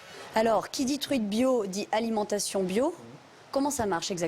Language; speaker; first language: French; native; French